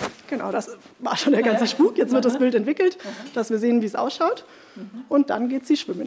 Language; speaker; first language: German; native; German